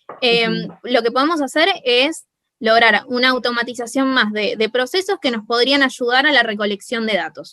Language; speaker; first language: Spanish; native; Spanish